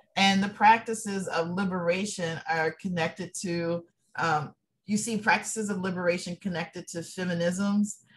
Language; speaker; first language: English; native; English